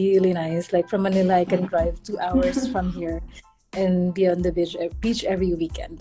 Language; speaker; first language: English; non-native, local second language; Filipino